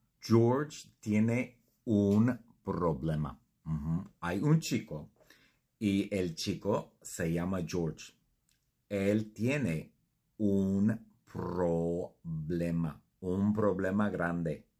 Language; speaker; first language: Spanish; non-native, fluent; English